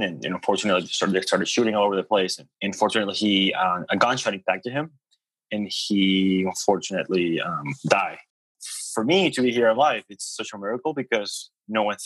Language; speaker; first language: English; non-native, fluent; Spanish